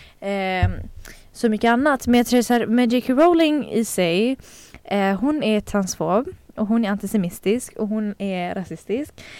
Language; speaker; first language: Swedish; native; Swedish